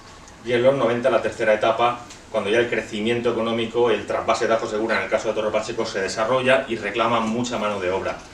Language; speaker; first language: Spanish; native; Spanish